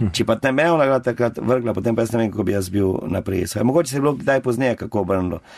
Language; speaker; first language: Slovenian; native; Slovenian